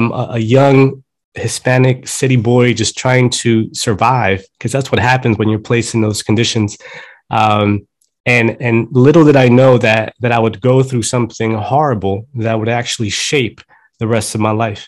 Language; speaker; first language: English; early bilingual, other home language; Spanish